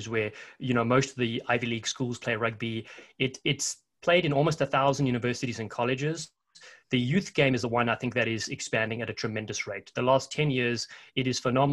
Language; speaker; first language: English; native; English